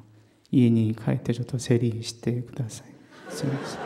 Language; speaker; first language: Japanese; non-native, fluent; Korean